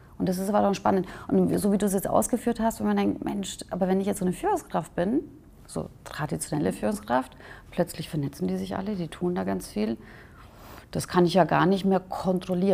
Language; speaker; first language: German; native; German